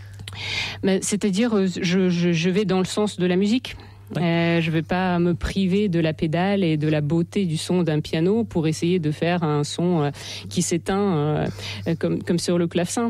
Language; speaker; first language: French; non-native, fluent; Russian